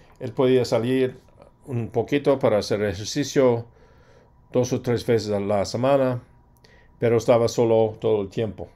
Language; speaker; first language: Spanish; non-native, fluent; English